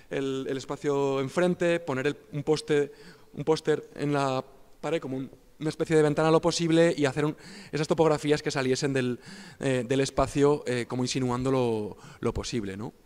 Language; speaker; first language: Spanish; native; Spanish